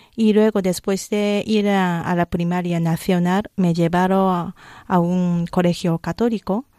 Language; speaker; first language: Spanish; non-native, fluent; Japanese